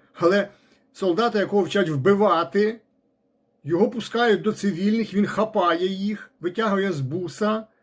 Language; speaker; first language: Ukrainian; non-native, local second language; Russian